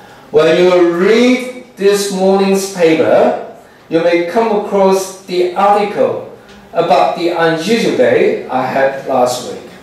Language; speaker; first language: English; non-native, fluent; Chinese